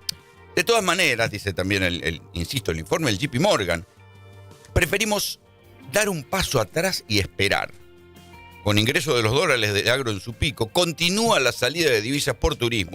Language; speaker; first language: Spanish; native; Spanish